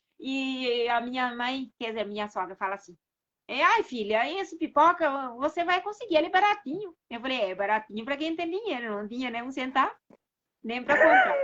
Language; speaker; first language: Portuguese; non-native, local second language; Kabuverdianu